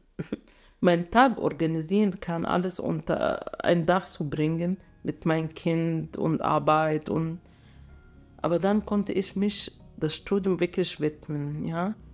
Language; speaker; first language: German; non-native, fluent; Arabic